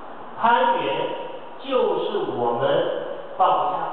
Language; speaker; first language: Chinese; native; Chinese